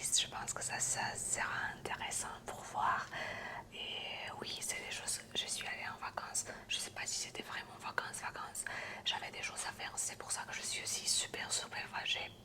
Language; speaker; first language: French; non-native, fluent; Romanian